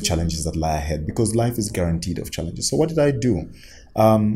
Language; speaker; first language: English; non-native, local second language; Bemba